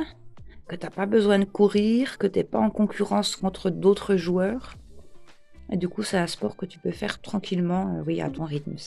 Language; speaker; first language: French; native; French